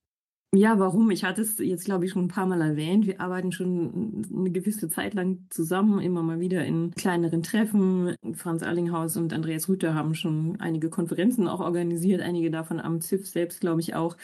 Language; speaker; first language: German; native; German